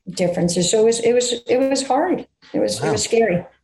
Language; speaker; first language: English; early bilingual, other home language; Greek